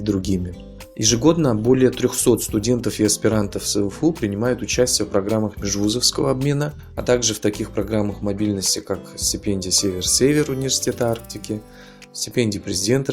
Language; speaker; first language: Russian; non-native, local second language; Yakut